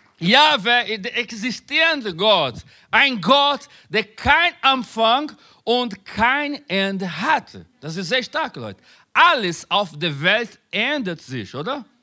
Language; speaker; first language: German; non-native, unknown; Spanish